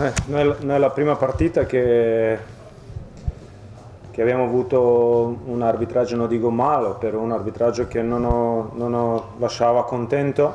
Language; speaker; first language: Italian; non-native, fluent; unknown